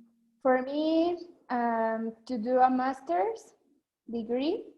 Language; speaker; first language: English; non-native, learner; Spanish